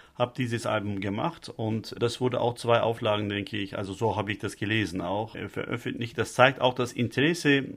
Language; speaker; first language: German; non-native, fluent; Turkish